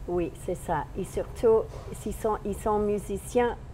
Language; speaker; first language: French; non-native, fluent; English